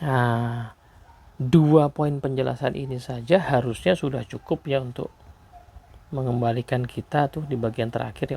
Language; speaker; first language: Indonesian; native; Indonesian